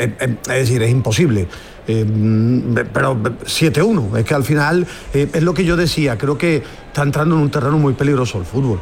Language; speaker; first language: Spanish; native; Spanish